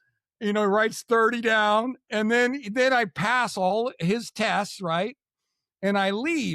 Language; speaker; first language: English; native; English